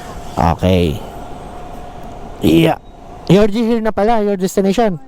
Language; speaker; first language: English; non-native, learner; Filipino